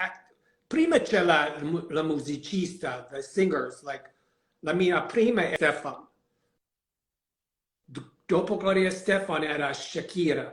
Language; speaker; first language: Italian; non-native, learner; English